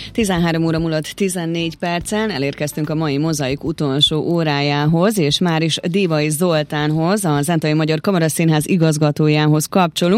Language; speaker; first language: Hungarian; native; Hungarian